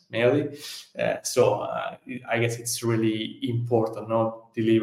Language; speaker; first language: English; non-native, fluent; Italian